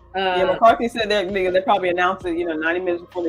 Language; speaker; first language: English; native; English